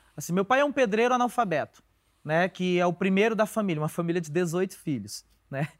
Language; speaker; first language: Portuguese; native; Portuguese